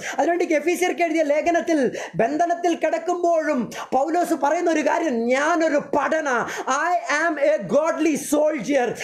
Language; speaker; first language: Malayalam; early bilingual, heritage; Malayalam